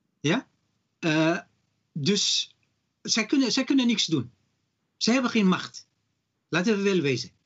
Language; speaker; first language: Dutch; non-native, fluent; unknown